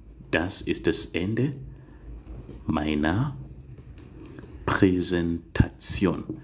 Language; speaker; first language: German; non-native, fluent; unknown